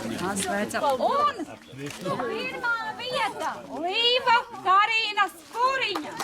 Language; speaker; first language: Latvian; native; Latvian